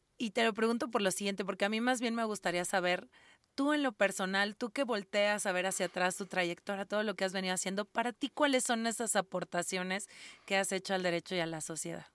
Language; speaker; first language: Spanish; native; Spanish